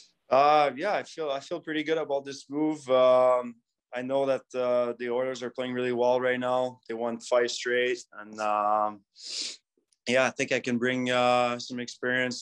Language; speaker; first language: English; non-native, fluent; French